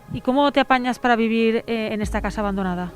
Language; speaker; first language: Spanish; non-native, local second language; Catalan